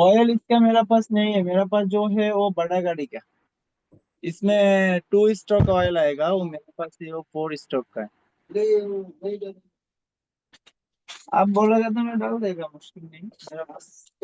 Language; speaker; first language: Hindi; non-native, learner; Bangla